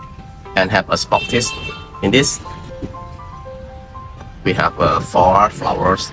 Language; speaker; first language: English; non-native, learner; Vietnamese